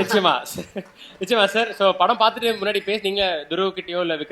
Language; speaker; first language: Tamil; native; Tamil